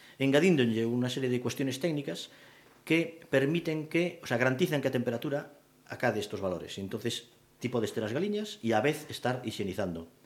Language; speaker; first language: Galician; native; Galician